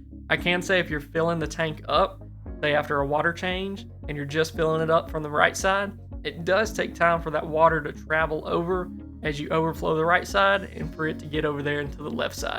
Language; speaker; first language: English; native; English